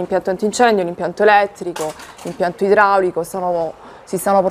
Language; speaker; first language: Italian; native; Italian